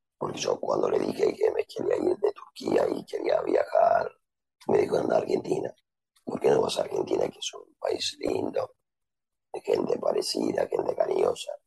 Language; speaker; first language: Spanish; non-native, fluent; Turkish